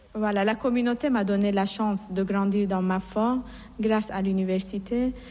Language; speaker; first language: French; non-native, fluent; Persian